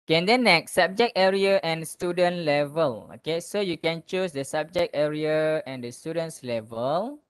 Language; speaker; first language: English; non-native, local second language; Malay